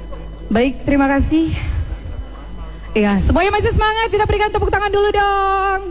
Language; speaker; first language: Indonesian; native; Indonesian